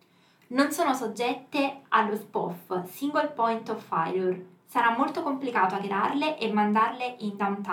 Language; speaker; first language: Italian; native; Italian